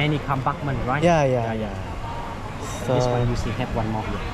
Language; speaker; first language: English; non-native, learner; Vietnamese